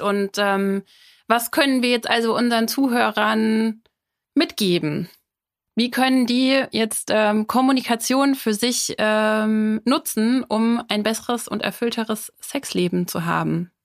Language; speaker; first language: German; native; German